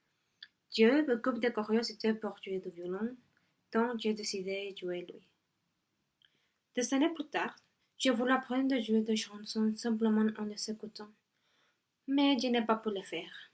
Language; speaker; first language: French; non-native, learner; Spanish